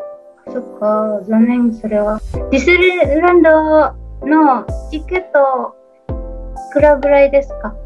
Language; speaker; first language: Japanese; non-native, learner; Indonesian